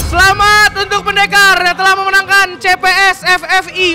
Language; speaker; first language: Indonesian; native; Indonesian